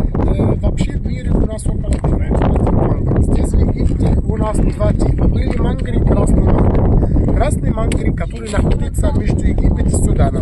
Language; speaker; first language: Russian; non-native, local second language; Arabic